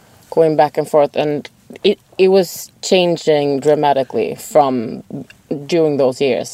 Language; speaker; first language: English; non-native, fluent; Swedish